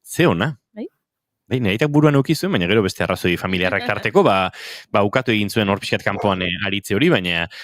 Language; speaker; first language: Basque; non-native, local second language; Spanish